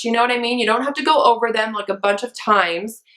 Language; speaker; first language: English; native; English